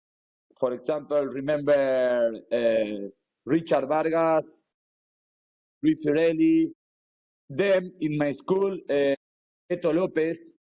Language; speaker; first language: English; non-native, learner; Spanish